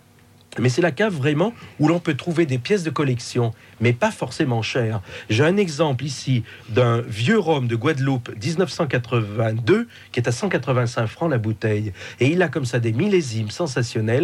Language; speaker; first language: French; native; French